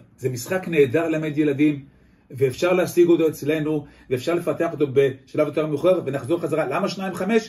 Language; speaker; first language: Hebrew; native; Hebrew